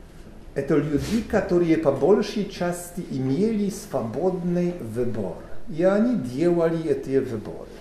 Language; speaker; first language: Russian; non-native, learner; Polish